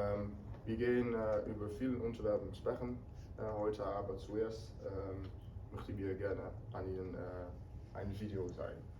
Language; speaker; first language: German; non-native, learner; Dutch